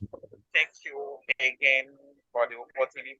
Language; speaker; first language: English; non-native, learner; Haitian Creole